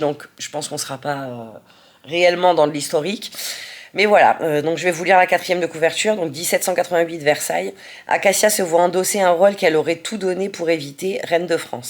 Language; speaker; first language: French; native; French